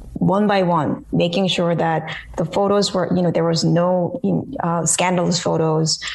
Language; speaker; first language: English; early bilingual, other home language; Korean